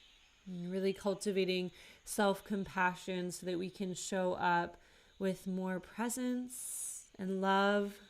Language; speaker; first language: English; native; English